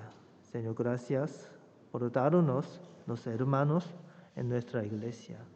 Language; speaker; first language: Spanish; non-native, fluent; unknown